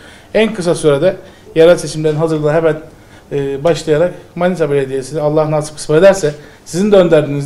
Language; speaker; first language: Turkish; native; Turkish